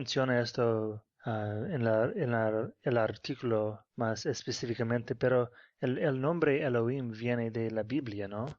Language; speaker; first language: Spanish; non-native, fluent; English